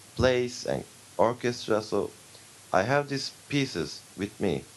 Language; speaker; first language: English; non-native, fluent; Turkish